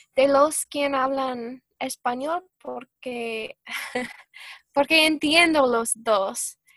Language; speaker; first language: Spanish; non-native, fluent; English